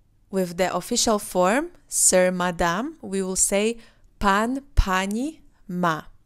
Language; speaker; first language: English; non-native, fluent; Polish